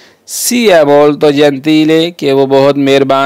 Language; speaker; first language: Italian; non-native, learner; Urdu